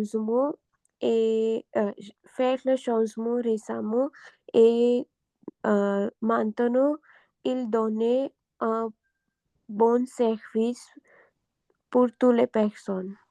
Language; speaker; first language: French; non-native, learner; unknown